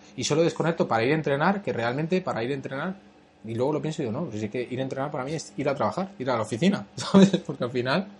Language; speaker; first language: Spanish; native; Spanish